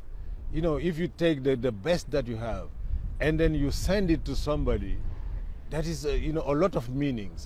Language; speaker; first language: English; non-native, fluent; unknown